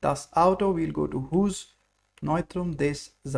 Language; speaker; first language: German; non-native, fluent; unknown